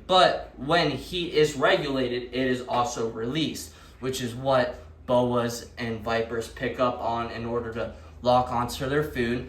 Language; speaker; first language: English; native; English